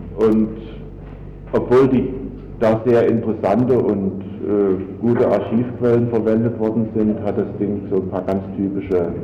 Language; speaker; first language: German; native; German